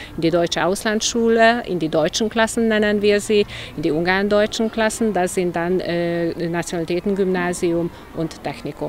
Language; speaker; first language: German; non-native, local second language; Hungarian